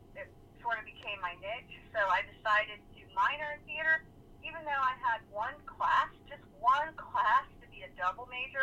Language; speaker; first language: English; native; English